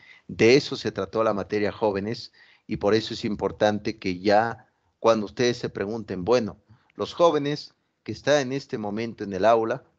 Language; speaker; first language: Spanish; native; Spanish